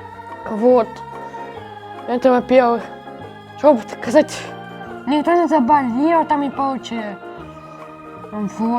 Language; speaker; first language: Russian; native; Russian